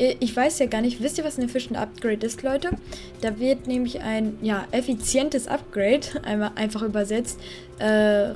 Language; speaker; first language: German; native; German